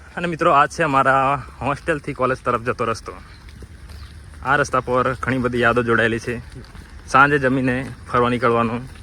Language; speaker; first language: Gujarati; non-native, local second language; Rathawi